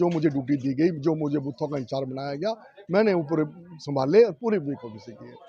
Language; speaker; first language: Hindi; native; Hindi